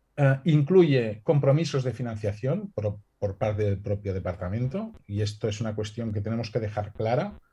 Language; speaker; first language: Spanish; non-native, local second language; Catalan